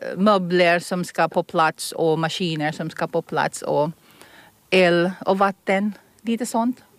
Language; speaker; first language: Swedish; non-native, fluent; Filipino